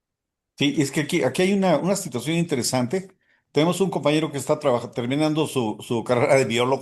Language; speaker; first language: Spanish; native; Spanish